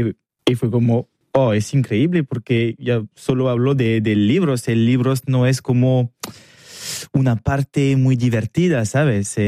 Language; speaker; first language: Spanish; non-native, learner; French